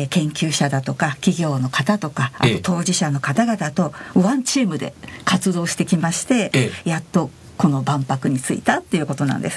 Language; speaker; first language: Japanese; native; Japanese